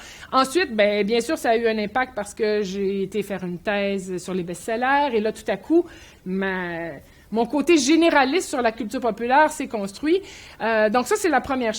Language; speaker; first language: French; native; French